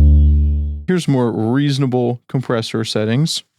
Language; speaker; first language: English; native; English